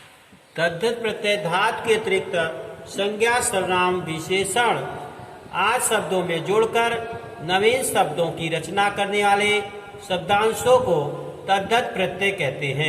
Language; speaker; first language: Hindi; native; Hindi